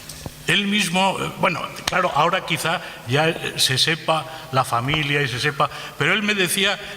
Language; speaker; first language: Spanish; native; Spanish